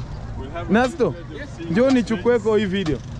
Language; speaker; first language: English; non-native, learner; Swahili